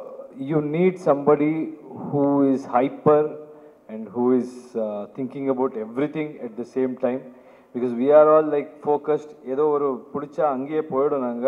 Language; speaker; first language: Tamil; non-native, learner; Kannada